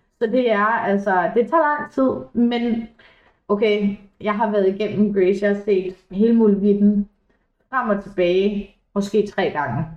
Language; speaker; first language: Danish; early bilingual, other home language; English